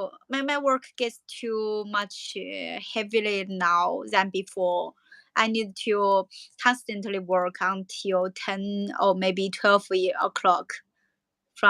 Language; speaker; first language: English; non-native, learner; Chinese